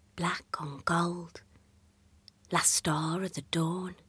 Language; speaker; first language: English; native; English